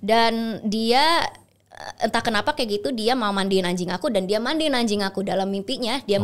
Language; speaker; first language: Indonesian; early bilingual, heritage; Indonesian